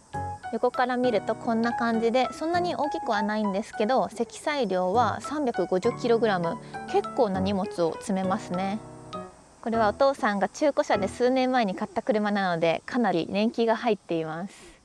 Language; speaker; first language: Japanese; native; Japanese